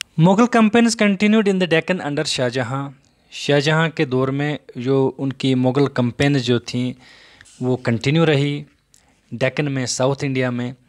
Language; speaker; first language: Hindi; native; Hindi